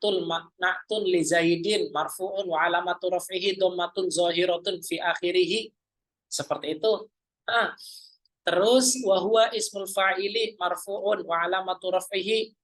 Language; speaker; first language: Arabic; non-native, fluent; Indonesian